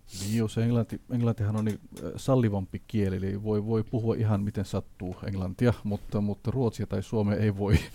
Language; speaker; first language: Finnish; non-native, fluent; Somali